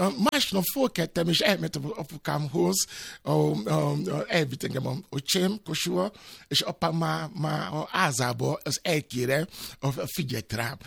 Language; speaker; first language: Hungarian; non-native, fluent; Yoruba